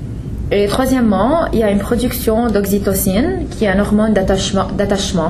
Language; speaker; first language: French; non-native, fluent; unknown